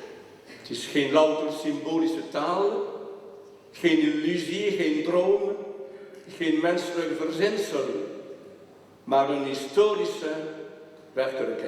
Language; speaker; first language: Dutch; non-native, local second language; French